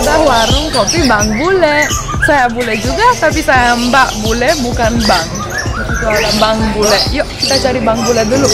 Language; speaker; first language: Indonesian; non-native, fluent; Romanian